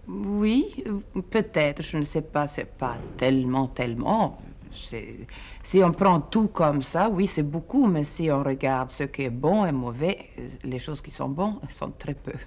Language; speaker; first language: French; non-native, fluent; Swedish